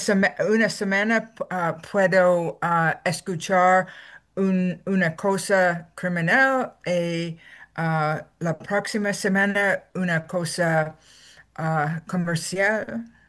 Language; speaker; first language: Spanish; non-native, learner; English